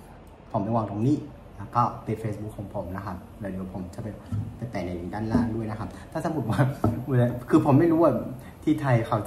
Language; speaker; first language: Thai; non-native, fluent; Vietnamese